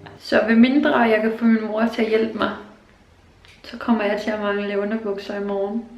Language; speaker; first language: Danish; native; Danish